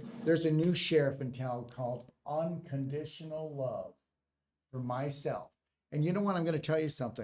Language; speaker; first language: English; native; English